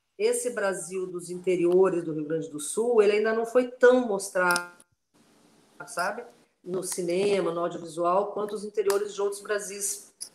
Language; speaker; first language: Portuguese; non-native, local second language; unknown